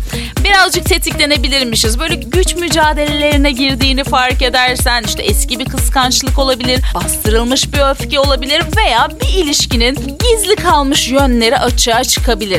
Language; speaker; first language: Turkish; native; Turkish